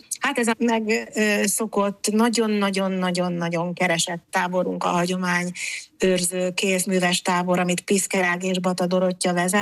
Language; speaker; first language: Hungarian; native; Hungarian